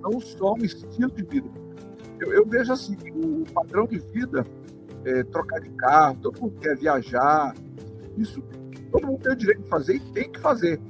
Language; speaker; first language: Portuguese; native; Portuguese